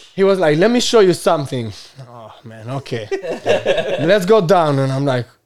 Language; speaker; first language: English; non-native, fluent; Albanian